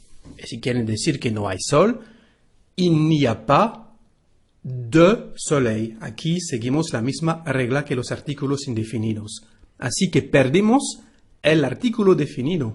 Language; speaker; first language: Spanish; non-native, fluent; French